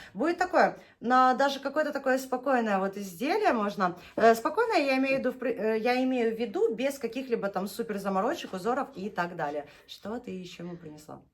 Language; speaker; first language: Russian; native; Russian